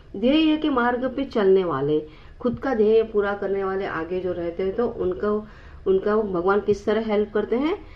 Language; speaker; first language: Hindi; non-native, local second language; Marathi